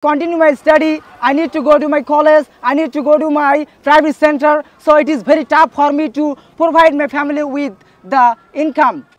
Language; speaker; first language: English; non-native, local second language; Bangla